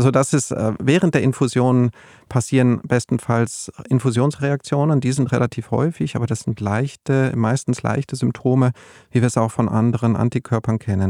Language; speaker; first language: German; native; German